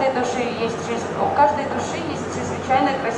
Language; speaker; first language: Russian; native; Russian